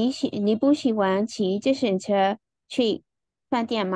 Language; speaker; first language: Chinese; non-native, learner; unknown